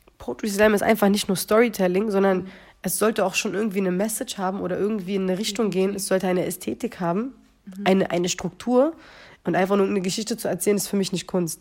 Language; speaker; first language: German; early bilingual, other home language; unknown